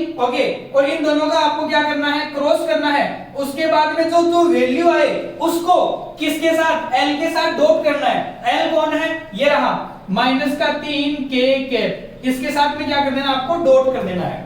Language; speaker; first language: Hindi; native; Hindi